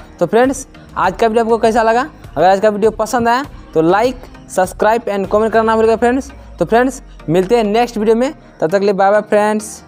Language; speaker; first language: Hindi; native; Hindi